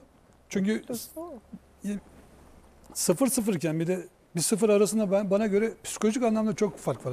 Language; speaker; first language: Turkish; native; Turkish